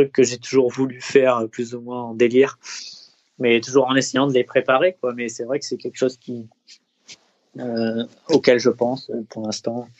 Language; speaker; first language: French; native; French